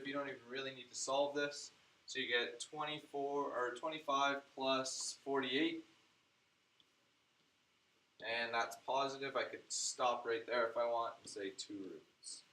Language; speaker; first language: English; native; English